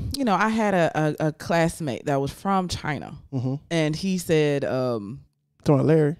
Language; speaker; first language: English; native; English